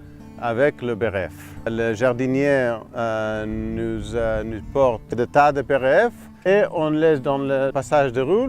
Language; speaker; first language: French; non-native, fluent; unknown